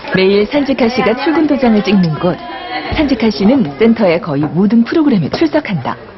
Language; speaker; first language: Korean; native; Korean